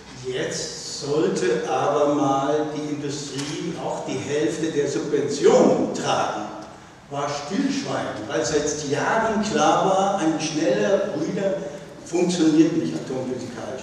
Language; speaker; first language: German; native; German